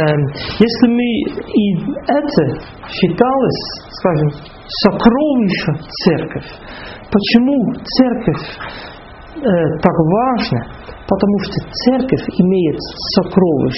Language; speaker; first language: Russian; non-native, fluent; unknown